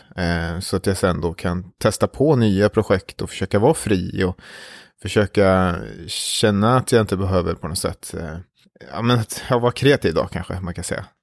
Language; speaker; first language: Swedish; native; Swedish